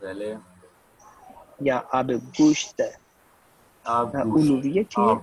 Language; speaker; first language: Persian; non-native, learner; Urdu